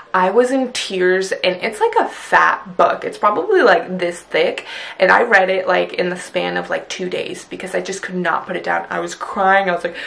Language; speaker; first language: English; early bilingual, other home language; Punjabi